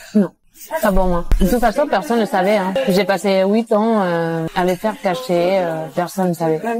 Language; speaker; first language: French; non-native, fluent; Spanish